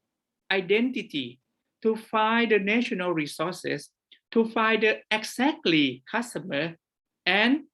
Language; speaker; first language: English; non-native, fluent; Thai